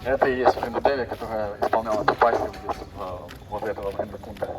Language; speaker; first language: Russian; native; Russian